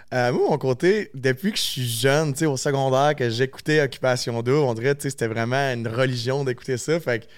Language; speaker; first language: French; native; French